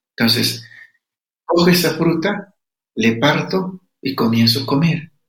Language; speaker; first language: Spanish; non-native, local second language; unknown